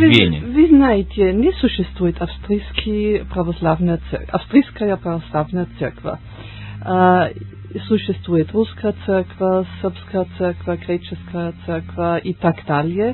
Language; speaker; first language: Russian; non-native, learner; German